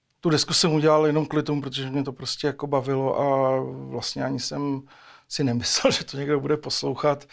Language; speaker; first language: Czech; native; Czech